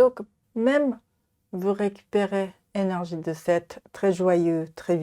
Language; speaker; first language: French; non-native, fluent; Japanese